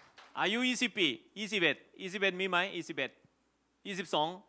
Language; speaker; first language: Thai; non-native, fluent; Korean